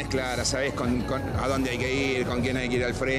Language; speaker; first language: Spanish; native; Spanish